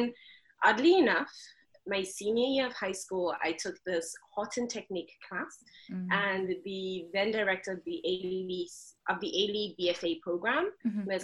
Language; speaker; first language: English; non-native, local second language; Xhosa